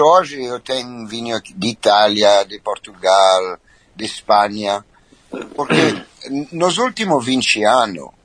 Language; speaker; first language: Portuguese; non-native, fluent; French